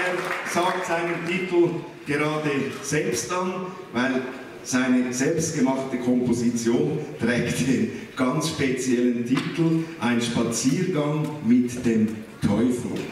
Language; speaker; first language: German; native; German